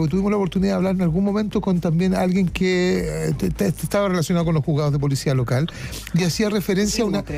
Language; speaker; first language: Spanish; native; Spanish